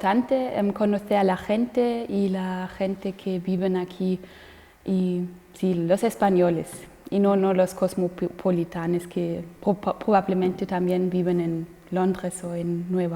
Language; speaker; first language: Spanish; non-native, fluent; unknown